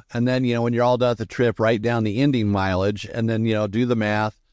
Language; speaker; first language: English; native; English